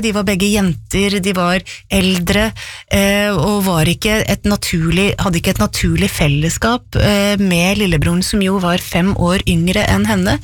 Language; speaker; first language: Norwegian; native; Norwegian